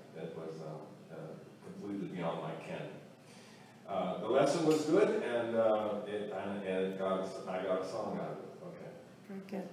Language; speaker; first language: English; native; English